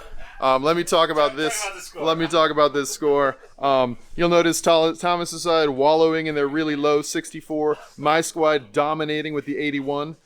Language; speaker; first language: English; native; English